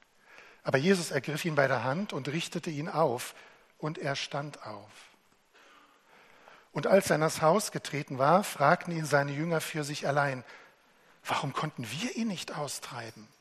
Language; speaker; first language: German; native; German